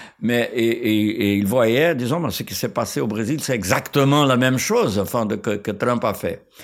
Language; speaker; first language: French; non-native, fluent; Portuguese